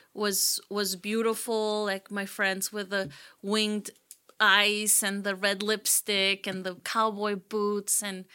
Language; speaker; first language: English; early bilingual, other home language; Spanish